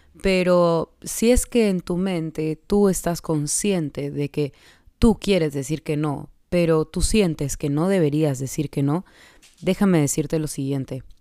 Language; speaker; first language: Spanish; native; Spanish